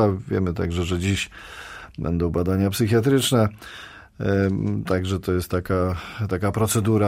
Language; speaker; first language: Polish; native; Polish